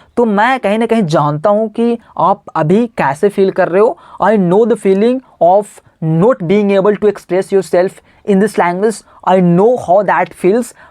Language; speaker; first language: Hindi; native; Hindi